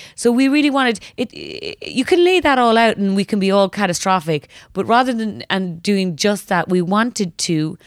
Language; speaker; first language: English; native; English